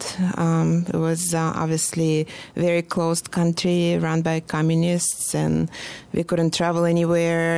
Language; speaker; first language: English; non-native, fluent; Russian